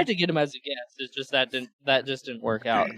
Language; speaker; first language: English; native; English